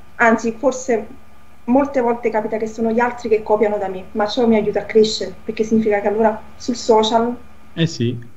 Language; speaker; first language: Italian; native; Italian